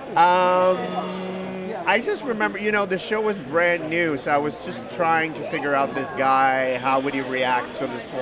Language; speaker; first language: English; non-native, fluent; French